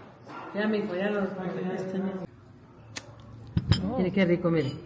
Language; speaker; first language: Spanish; native; Spanish